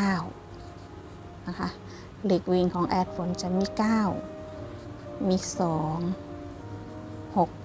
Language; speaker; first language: Thai; non-native, local second language; Northeastern Thai